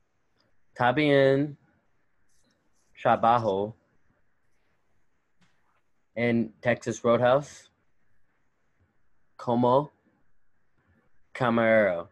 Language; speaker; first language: Spanish; non-native, learner; English